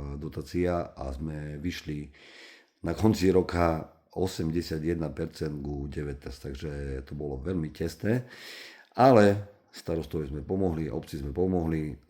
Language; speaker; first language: Slovak; native; Slovak